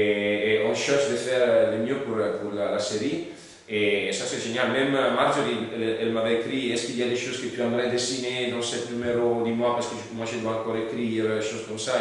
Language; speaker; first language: French; non-native, learner; Italian